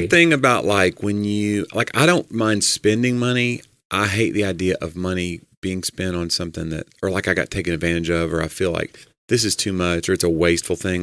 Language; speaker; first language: English; native; English